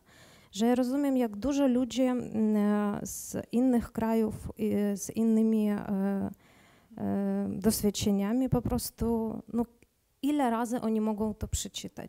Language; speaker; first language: Polish; non-native, learner; Ukrainian